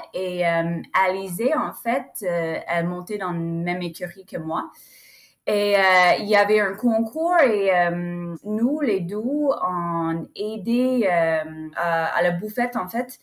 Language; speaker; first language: French; non-native, fluent; English